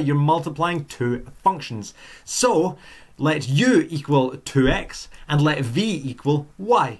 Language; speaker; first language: English; native; English